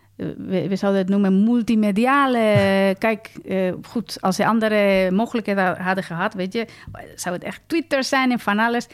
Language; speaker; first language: Dutch; non-native, fluent; Spanish